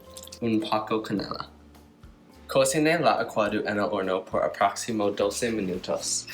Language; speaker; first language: Spanish; non-native, learner; English